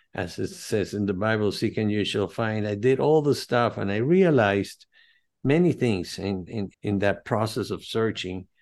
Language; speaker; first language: English; non-native, fluent; Spanish